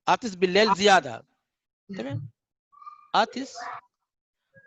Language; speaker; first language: Arabic; non-native, fluent; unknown